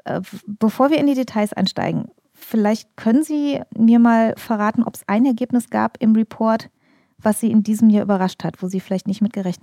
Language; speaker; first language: German; native; German